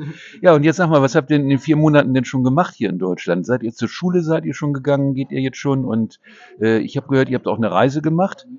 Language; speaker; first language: German; non-native, learner; Portuguese